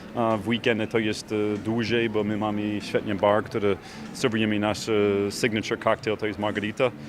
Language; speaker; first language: Polish; non-native, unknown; English